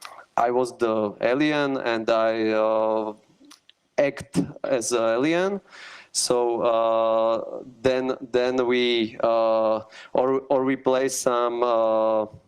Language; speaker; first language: English; non-native, learner; Slovak